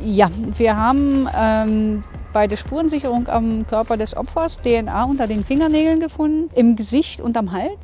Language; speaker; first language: German; native; German